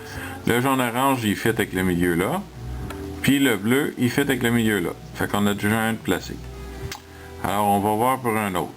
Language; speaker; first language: French; native; French